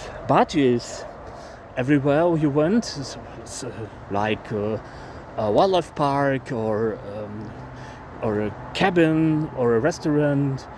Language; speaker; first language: English; non-native, fluent; German